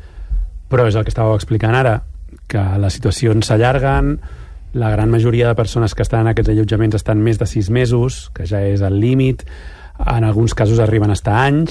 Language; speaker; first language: Catalan; native; Catalan